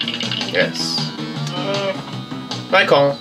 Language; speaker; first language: English; native; English